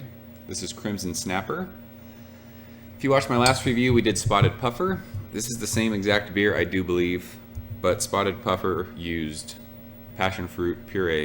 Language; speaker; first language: English; native; English